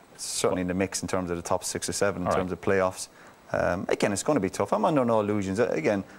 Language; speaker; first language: English; native; English